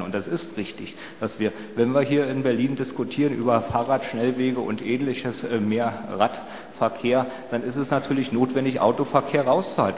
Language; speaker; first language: German; native; German